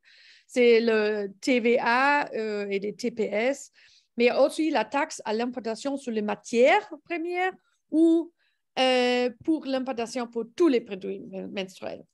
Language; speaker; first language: French; non-native, learner; English